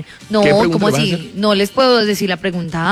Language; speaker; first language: Spanish; native; Spanish